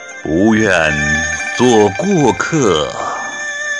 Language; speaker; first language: Chinese; native; Chinese